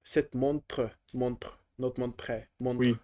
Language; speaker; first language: French; non-native, learner; Russian